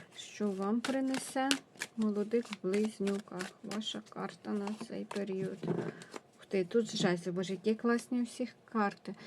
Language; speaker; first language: Ukrainian; non-native, local second language; Russian